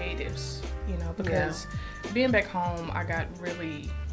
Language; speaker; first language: English; native; English